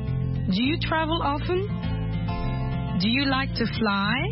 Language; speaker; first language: English; non-native, fluent; French